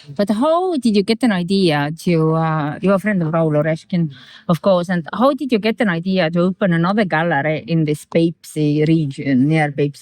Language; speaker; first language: English; non-native, fluent; Estonian